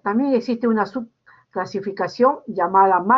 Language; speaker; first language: Spanish; native; Spanish